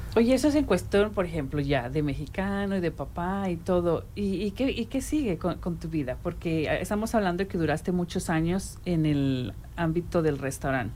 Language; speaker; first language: Spanish; native; Spanish